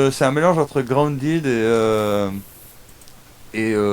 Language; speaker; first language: French; native; French